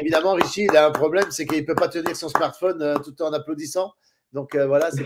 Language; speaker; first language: French; native; French